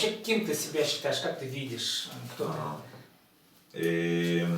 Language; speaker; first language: Russian; native; Russian